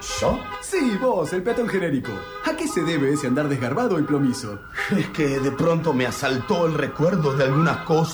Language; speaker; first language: Spanish; native; Spanish